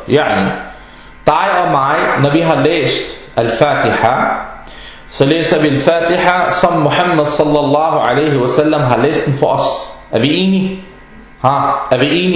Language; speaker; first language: Danish; early bilingual, other home language; Arabic